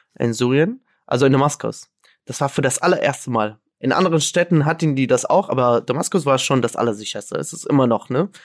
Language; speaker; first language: German; non-native, fluent; Arabic